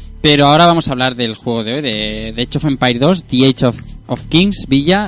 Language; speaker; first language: Spanish; native; Spanish